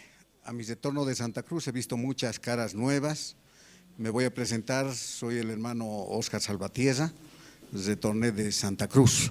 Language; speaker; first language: Spanish; native; Spanish